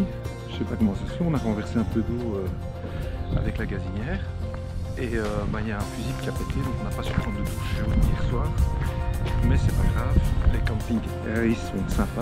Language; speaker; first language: French; native; French